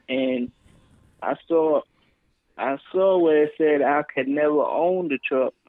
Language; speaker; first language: English; native; English